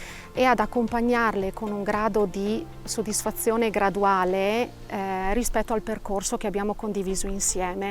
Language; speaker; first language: Italian; native; Italian